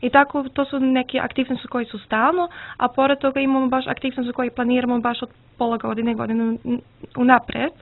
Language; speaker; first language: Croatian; early bilingual, heritage; Serbian